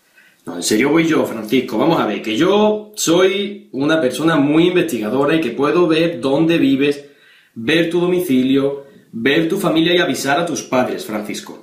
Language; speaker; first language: Spanish; native; Spanish